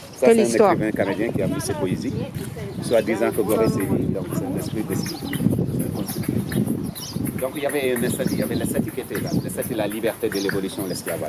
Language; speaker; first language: French; non-native, local second language; Wolof